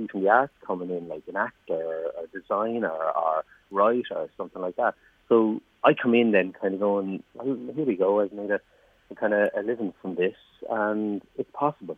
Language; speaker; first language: English; native; English